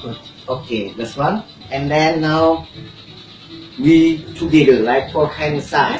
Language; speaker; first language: English; non-native, learner; Indonesian